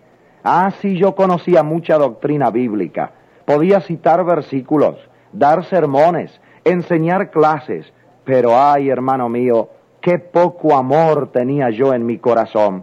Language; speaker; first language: Spanish; native; Spanish